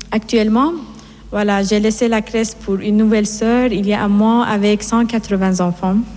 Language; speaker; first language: French; non-native, fluent; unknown